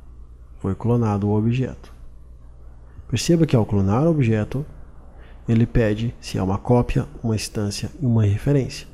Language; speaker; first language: Portuguese; native; Portuguese